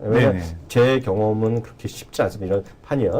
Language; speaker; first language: Korean; native; Korean